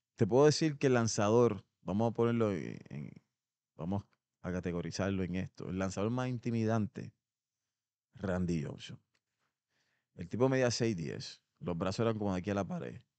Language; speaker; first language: Spanish; native; Spanish